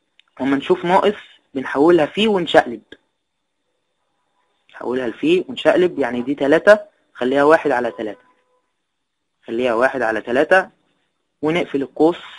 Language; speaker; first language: Arabic; native; Arabic